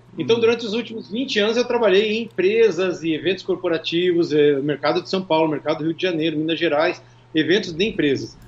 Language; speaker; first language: Portuguese; native; Portuguese